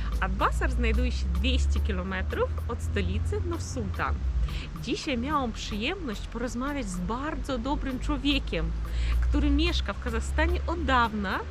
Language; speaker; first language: Polish; early bilingual, heritage; Russian